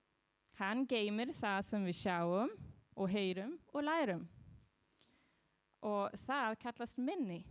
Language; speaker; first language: Icelandic; non-native, learner; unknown